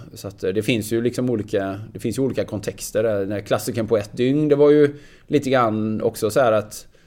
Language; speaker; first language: Swedish; native; Swedish